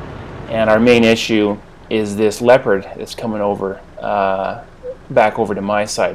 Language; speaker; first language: English; native; English